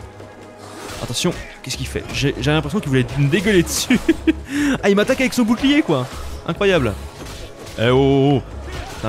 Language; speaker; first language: French; native; French